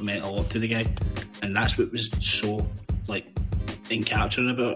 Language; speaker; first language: English; native; English